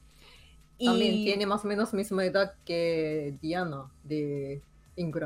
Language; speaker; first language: Spanish; non-native, fluent; Japanese